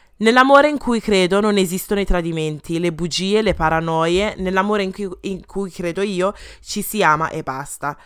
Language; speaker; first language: Italian; early bilingual, other home language; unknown